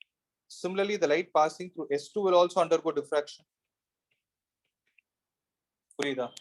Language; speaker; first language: English; non-native, local second language; Tamil